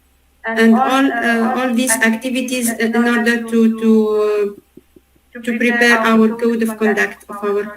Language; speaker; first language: English; non-native, learner; Arabic